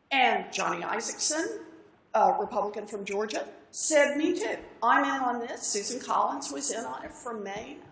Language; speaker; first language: English; native; English